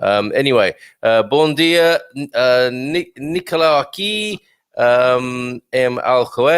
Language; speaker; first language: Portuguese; non-native, learner; English